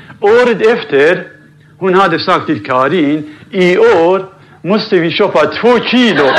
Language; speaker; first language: Swedish; non-native, fluent; Central Kurdish